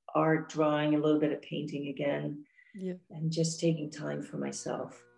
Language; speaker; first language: English; non-native, fluent; Dutch